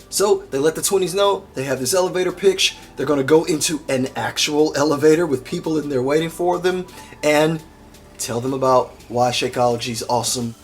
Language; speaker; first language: English; native; English